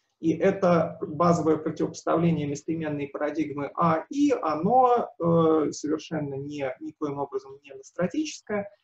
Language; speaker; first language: Russian; native; Russian